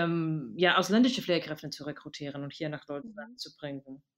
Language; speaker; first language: German; non-native, fluent; Spanish